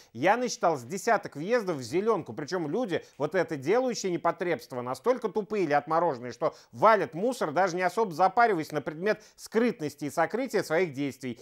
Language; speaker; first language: Russian; native; Russian